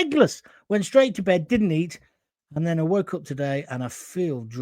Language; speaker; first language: English; native; English